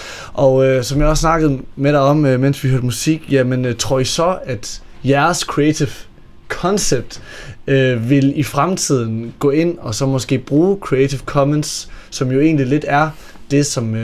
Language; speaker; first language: Danish; native; Danish